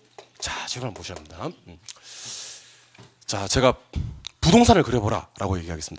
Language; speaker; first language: Korean; native; Korean